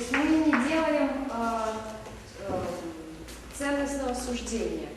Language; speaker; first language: Russian; native; Russian